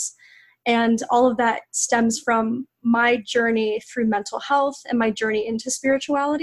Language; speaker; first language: English; native; English